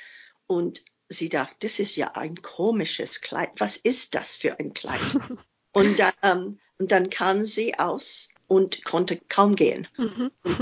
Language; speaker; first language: German; non-native, fluent; English